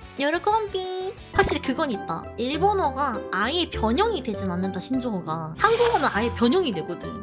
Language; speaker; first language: Korean; native; Korean